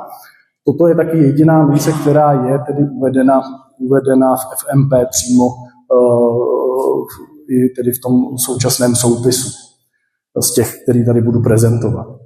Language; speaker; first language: Czech; native; Czech